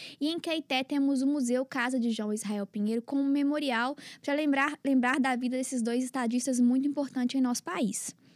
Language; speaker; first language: Portuguese; native; Portuguese